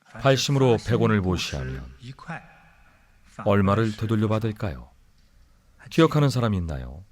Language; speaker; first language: Korean; native; Korean